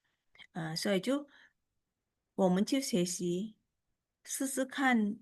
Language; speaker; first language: Chinese; early bilingual, heritage; Chinese